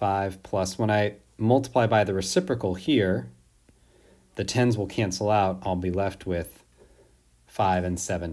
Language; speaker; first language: English; native; English